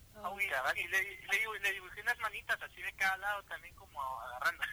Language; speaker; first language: Spanish; native; Spanish